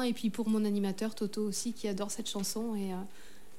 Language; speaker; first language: French; native; French